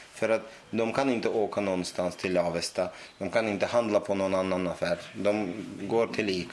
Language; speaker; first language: Swedish; non-native, fluent; Russian